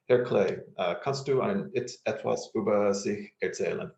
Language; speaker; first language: German; non-native, learner; English